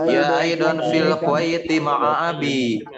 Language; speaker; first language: Arabic; non-native, learner; Indonesian